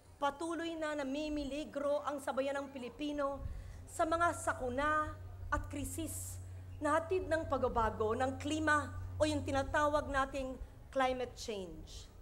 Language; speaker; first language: Filipino; native; Filipino